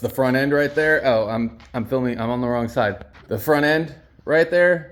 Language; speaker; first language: English; native; English